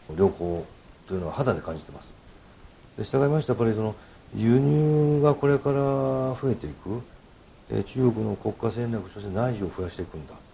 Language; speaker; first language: Japanese; native; Japanese